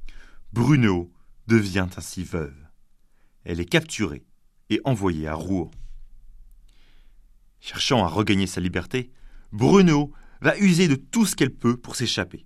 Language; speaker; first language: French; native; French